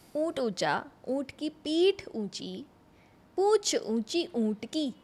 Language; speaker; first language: Hindi; native; Hindi